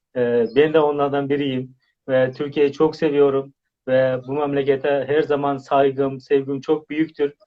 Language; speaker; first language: Turkish; non-native, fluent; Uzbek